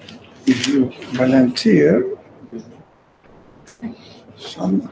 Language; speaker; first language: English; non-native, fluent; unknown